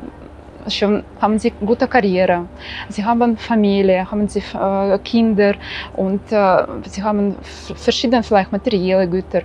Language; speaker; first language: German; non-native, fluent; Russian